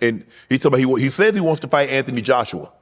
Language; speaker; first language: English; native; English